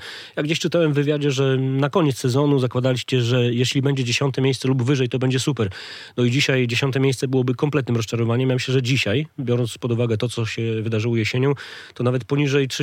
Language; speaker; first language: Polish; native; Polish